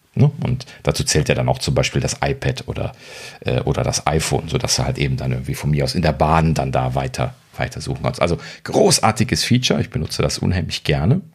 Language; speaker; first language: German; native; German